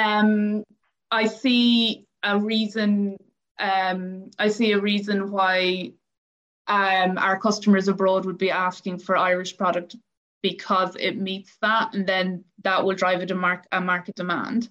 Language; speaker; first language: English; native; English